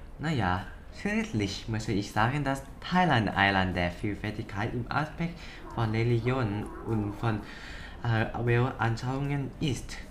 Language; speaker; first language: German; non-native, learner; Thai